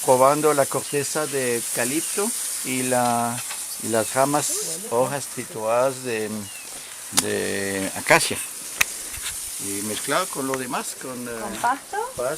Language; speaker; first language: Spanish; native; Spanish